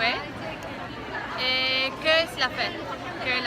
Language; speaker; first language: French; non-native, learner; English